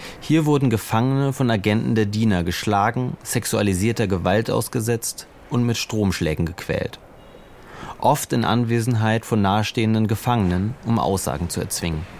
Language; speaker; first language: German; native; German